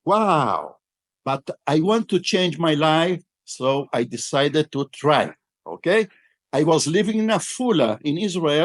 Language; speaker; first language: English; non-native, fluent; Portuguese